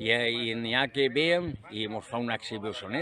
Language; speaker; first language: Catalan; native; Catalan